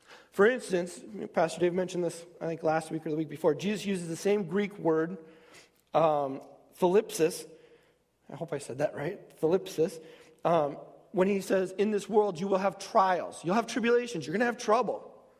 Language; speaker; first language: English; native; English